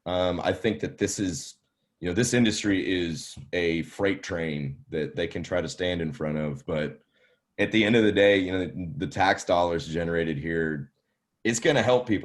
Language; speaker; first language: English; native; English